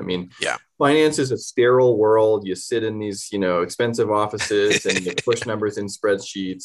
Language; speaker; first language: English; native; English